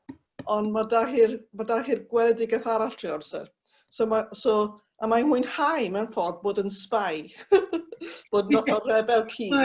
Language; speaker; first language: Welsh; native; Welsh